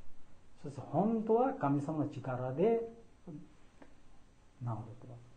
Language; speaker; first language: Japanese; non-native, fluent; Bangla